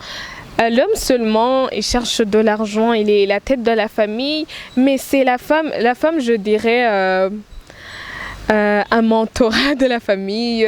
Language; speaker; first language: French; non-native, local second language; Rundi